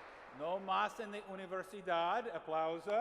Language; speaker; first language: Spanish; non-native, learner; English